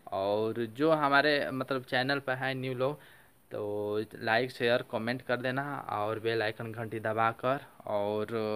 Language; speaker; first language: Hindi; native; Hindi